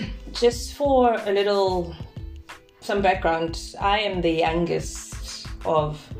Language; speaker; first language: English; non-native, local second language; Zulu